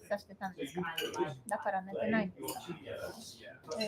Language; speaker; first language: Japanese; non-native, learner; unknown